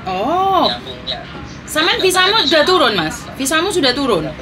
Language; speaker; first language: Indonesian; non-native, local second language; Javanese